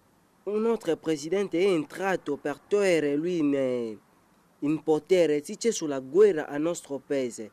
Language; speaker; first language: Italian; non-native, learner; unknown